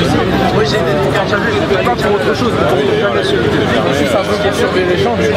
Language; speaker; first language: French; native; French